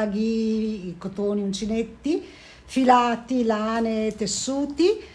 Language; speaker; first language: Italian; native; Italian